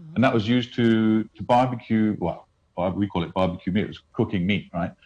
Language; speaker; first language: English; native; English